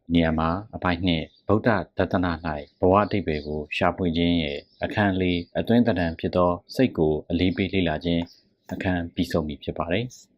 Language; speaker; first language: Burmese; native; Burmese